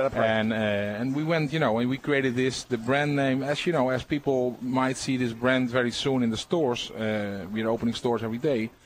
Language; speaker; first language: English; non-native, fluent; Dutch